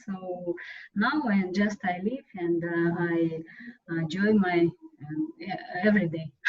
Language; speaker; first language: English; non-native, learner; Russian